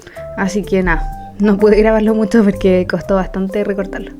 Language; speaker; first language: Spanish; native; Spanish